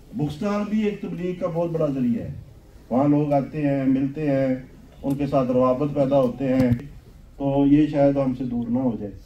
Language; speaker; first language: Urdu; non-native, local second language; Punjabi